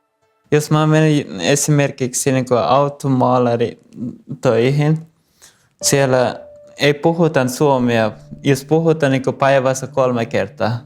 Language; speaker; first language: Finnish; non-native, learner; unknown